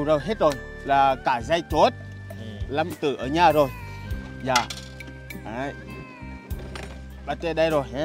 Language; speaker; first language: Vietnamese; non-native, learner; Portuguese